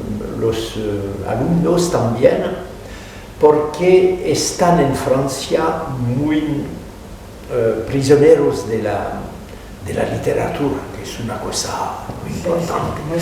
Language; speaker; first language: Spanish; non-native, fluent; French